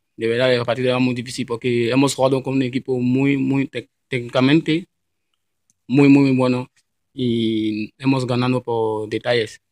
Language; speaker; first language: Spanish; non-native, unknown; French